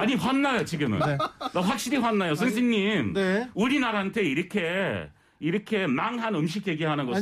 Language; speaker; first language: Korean; non-native, learner; English